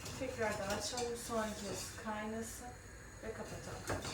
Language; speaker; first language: Turkish; native; Turkish